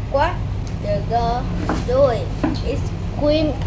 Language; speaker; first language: English; non-native, learner; Vietnamese